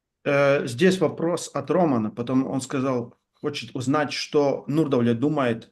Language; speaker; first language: Russian; non-native, fluent; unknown